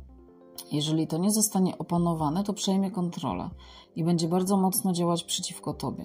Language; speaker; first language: Polish; native; Polish